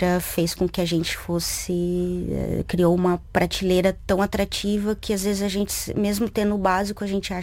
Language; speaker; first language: Portuguese; native; Portuguese